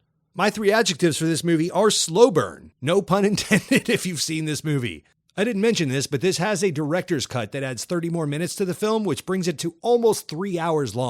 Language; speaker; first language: English; native; English